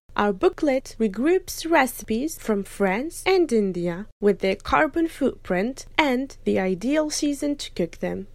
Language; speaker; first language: English; non-native, fluent; French